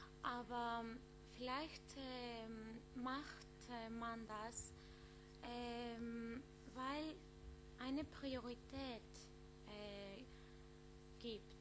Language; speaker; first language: German; non-native, learner; Greek